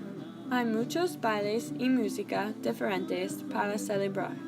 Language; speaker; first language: Spanish; non-native, learner; English